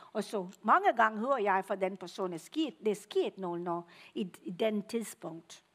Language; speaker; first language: Danish; non-native, fluent; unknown